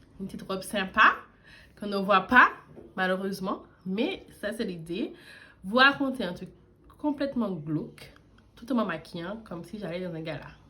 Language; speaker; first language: French; early bilingual, other home language; English